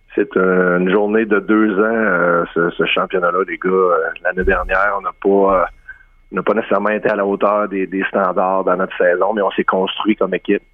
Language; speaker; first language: French; native; French